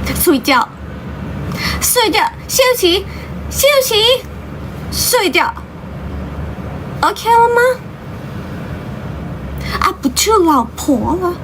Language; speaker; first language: Chinese; non-native, learner; Thai